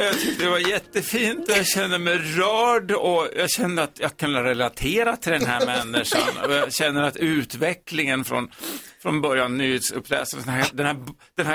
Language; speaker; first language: Swedish; native; Swedish